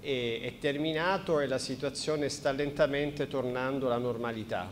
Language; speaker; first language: Italian; native; Italian